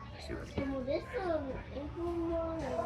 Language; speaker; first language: Japanese; native; Japanese